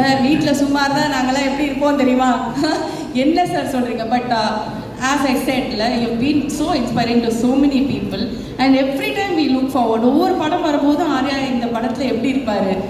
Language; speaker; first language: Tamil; native; Tamil